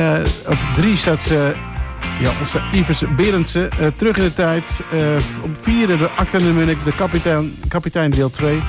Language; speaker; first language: Dutch; native; Dutch